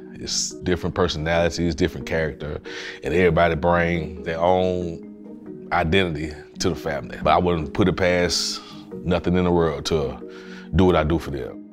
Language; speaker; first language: English; native; English